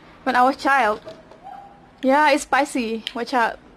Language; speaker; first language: English; non-native, learner; Indonesian